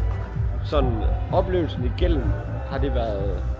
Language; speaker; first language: Danish; native; Danish